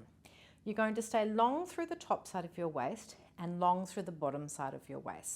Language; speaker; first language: English; native; English